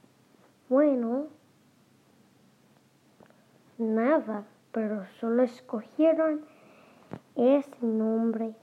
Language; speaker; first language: Spanish; early bilingual, heritage; Spanish